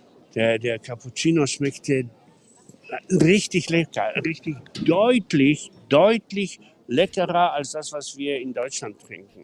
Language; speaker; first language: German; native; German